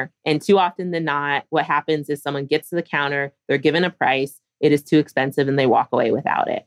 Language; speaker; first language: English; native; English